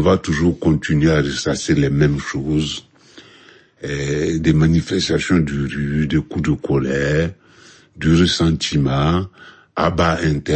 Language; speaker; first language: French; non-native, local second language; Mossi